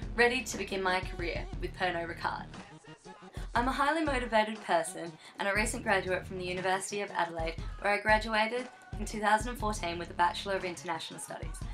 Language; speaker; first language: English; native; English